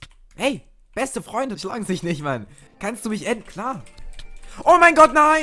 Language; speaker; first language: German; native; German